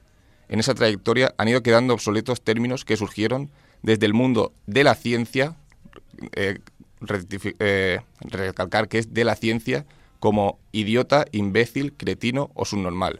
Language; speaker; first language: Spanish; native; Spanish